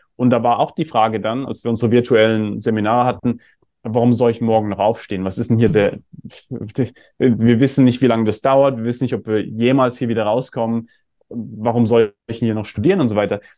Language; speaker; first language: German; native; German